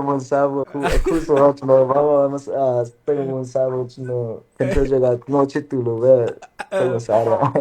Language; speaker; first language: Burmese; early bilingual, heritage; Burmese